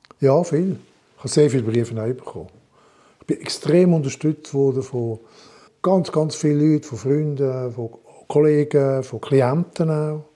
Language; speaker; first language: German; non-native, local second language; French